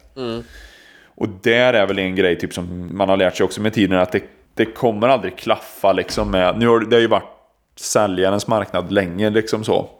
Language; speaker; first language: Swedish; native; Swedish